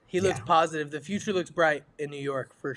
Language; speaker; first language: English; native; English